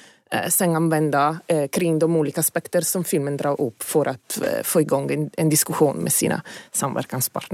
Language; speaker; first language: Swedish; non-native, fluent; Italian